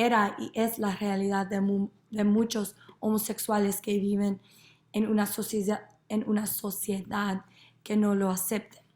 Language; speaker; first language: Spanish; non-native, learner; English